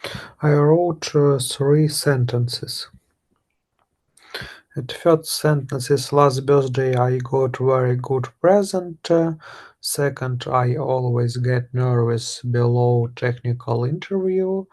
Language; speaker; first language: English; non-native, learner; Russian